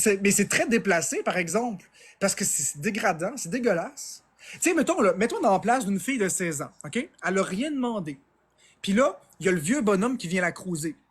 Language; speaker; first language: French; native; French